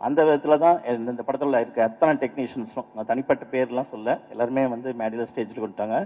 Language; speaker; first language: Tamil; native; Tamil